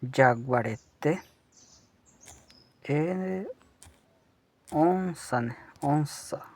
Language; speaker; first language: Portuguese; non-native, local second language; Guarani